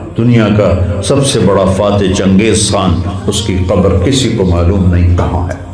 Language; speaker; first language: Urdu; non-native, local second language; Punjabi